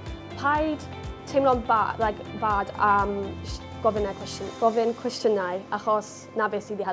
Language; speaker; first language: Welsh; non-native, local second language; English